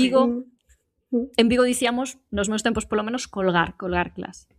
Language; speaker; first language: Galician; native; Galician